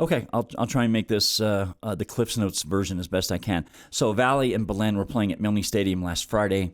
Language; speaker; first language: English; native; English